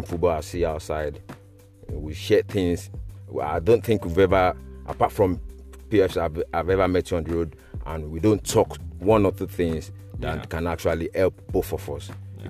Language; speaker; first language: English; non-native, local second language; Yoruba